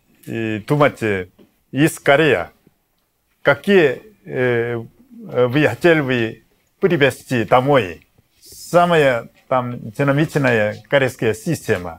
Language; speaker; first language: Russian; non-native, learner; Korean